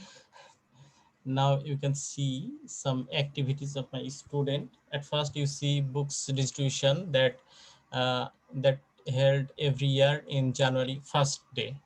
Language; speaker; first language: English; non-native, fluent; Bangla